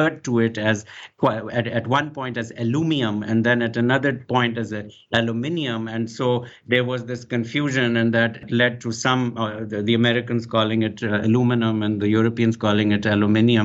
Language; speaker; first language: English; non-native, local second language; Urdu